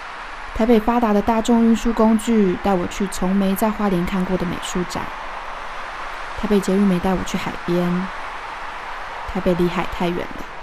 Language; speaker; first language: Chinese; native; Chinese